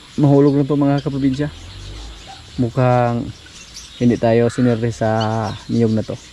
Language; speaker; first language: Filipino; non-native, local second language; Cebuano